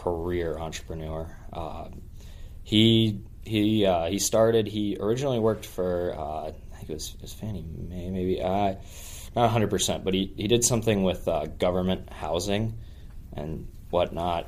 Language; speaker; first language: English; native; English